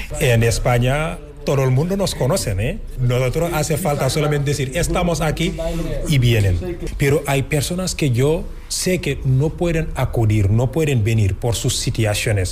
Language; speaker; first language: Spanish; non-native, fluent; Wolof